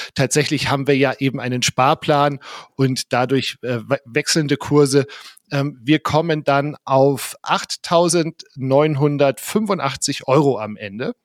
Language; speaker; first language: German; native; German